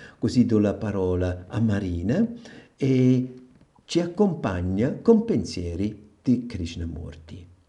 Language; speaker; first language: Italian; non-native, fluent; German